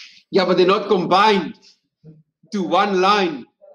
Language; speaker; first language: English; non-native, local second language; Afrikaans